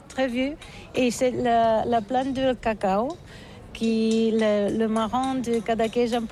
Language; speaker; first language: French; non-native, learner; Catalan